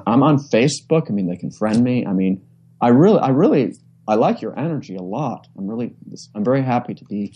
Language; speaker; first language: English; native; English